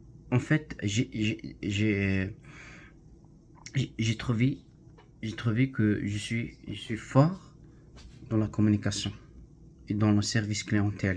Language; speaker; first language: French; non-native, learner; Arabic